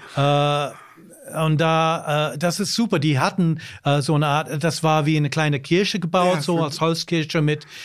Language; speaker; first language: German; non-native, fluent; English